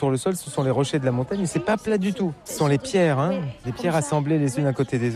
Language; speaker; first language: French; native; French